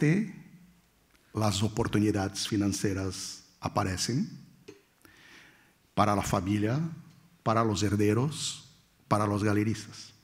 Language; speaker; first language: Spanish; non-native, fluent; Portuguese